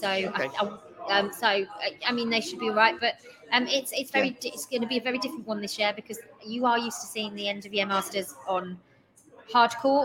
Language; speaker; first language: English; native; English